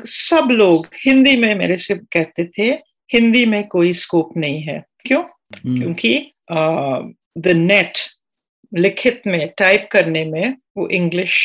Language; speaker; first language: Hindi; non-native, fluent; English